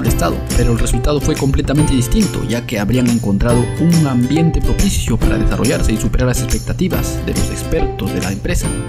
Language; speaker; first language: Spanish; native; Spanish